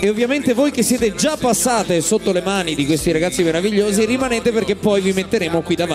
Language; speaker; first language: Italian; native; Italian